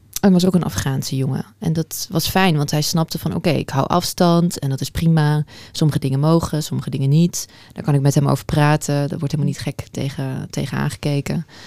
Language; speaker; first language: Dutch; early bilingual, other home language; Persian